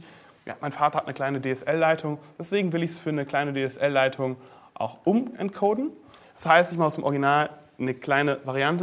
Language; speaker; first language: German; native; German